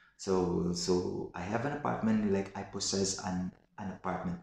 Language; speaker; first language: English; non-native, local second language; Filipino